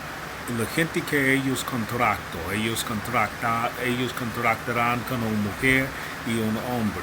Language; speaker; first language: Spanish; non-native, learner; English